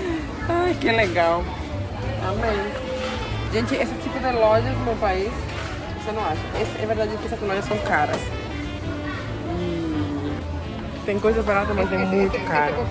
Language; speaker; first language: Portuguese; non-native, fluent; Spanish